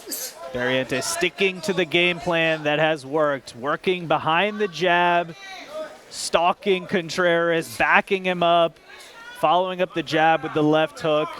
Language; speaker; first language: English; native; English